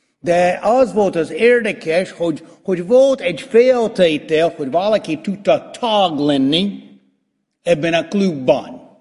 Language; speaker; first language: Hungarian; non-native, fluent; English